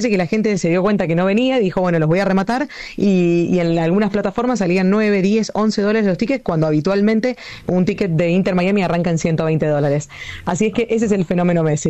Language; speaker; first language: Spanish; native; Spanish